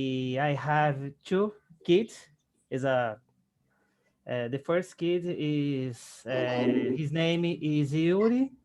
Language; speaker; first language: English; non-native, learner; Portuguese